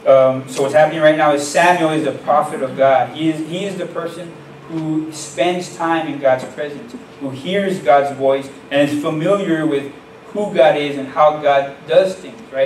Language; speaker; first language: English; native; English